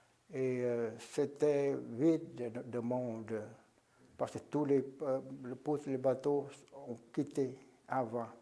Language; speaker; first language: French; non-native, local second language; Vietnamese